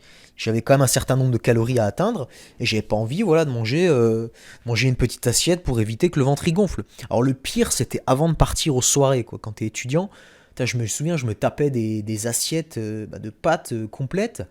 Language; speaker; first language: French; native; French